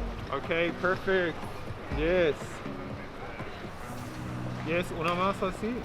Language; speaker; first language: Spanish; non-native, fluent; English